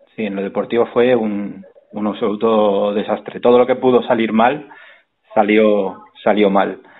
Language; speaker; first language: Spanish; native; Spanish